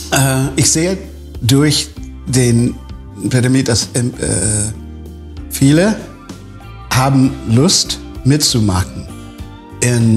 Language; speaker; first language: German; non-native, fluent; English